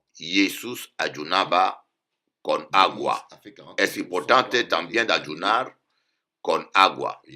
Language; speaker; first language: Spanish; non-native, learner; French